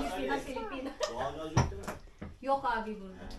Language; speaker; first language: Turkish; non-native, learner; Filipino